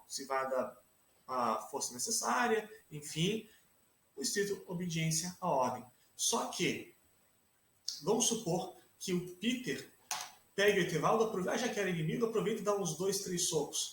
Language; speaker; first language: Portuguese; native; Portuguese